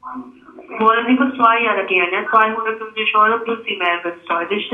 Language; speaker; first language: German; non-native, learner; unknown